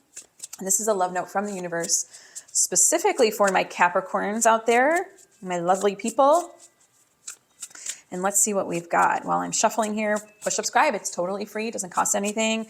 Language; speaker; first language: English; native; English